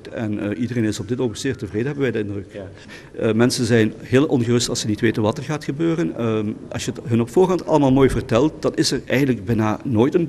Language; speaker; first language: Dutch; native; Dutch